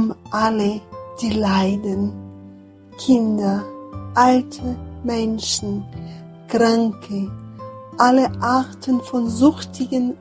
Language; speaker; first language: German; non-native, fluent; Portuguese